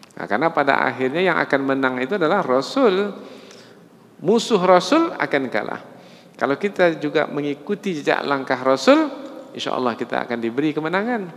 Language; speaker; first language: Malay; native; Malay